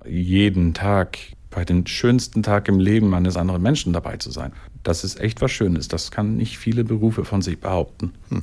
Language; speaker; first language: German; non-native, fluent; Swedish